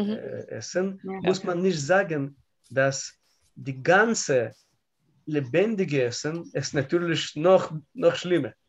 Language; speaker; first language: German; non-native, learner; Russian